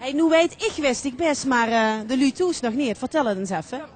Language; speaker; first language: Dutch; native; Dutch